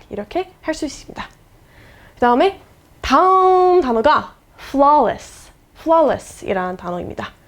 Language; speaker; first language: Korean; non-native, fluent; English